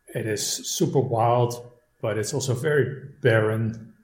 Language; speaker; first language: English; non-native, fluent; Dutch